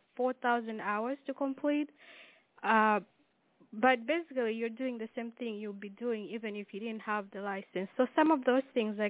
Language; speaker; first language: English; non-native, local second language; Nyanja